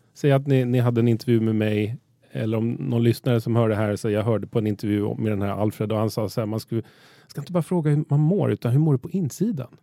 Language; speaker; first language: Swedish; native; Swedish